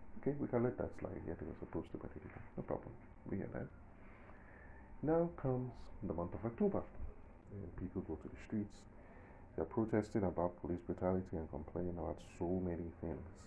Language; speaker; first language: English; non-native, local second language; Yoruba